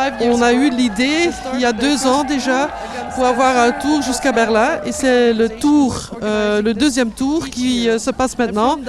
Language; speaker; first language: French; non-native, fluent; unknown